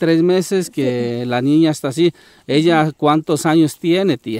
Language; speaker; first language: Spanish; native; Spanish